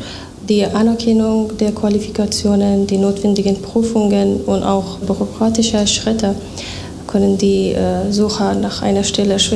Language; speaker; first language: German; non-native, fluent; Persian